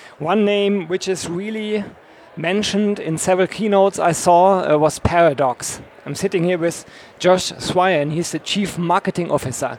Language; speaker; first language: English; non-native, fluent; German